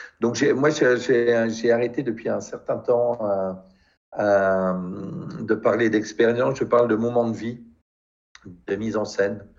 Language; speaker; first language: French; native; French